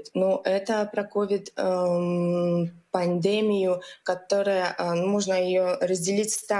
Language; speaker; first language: Russian; non-native, local second language; Latvian